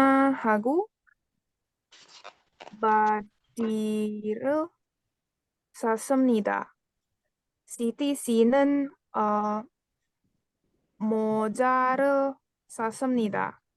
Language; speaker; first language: Korean; non-native, learner; Indonesian